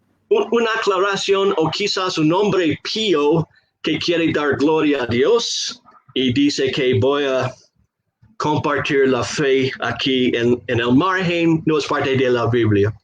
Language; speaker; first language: Spanish; non-native, fluent; English